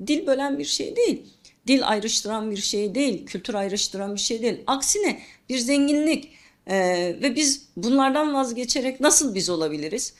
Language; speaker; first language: Turkish; non-native, local second language; Kurdish